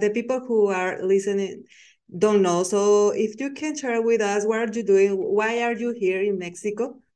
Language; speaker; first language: English; non-native, learner; Spanish